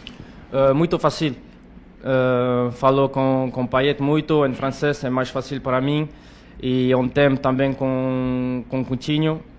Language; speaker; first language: Portuguese; non-native, learner; French